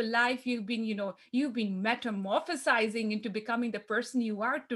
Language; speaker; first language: English; non-native, local second language; Urdu